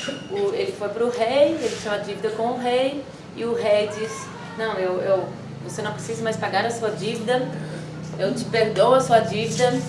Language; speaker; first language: Portuguese; non-native, fluent; Dutch